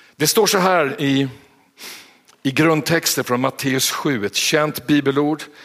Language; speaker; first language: Swedish; native; Swedish